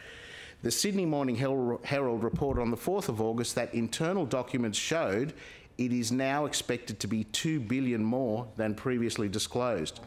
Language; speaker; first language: English; native; English